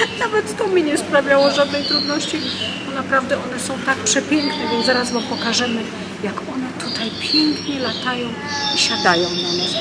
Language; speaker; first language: Polish; native; Polish